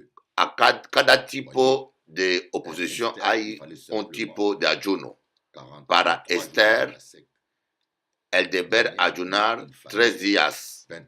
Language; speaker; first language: Spanish; non-native, learner; French